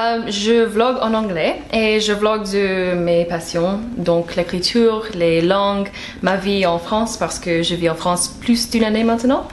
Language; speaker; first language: French; non-native, fluent; English